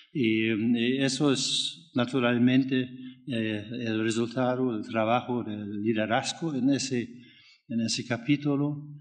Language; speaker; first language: Spanish; non-native, learner; German